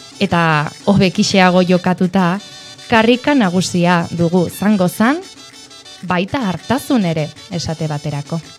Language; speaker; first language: Basque; native; Basque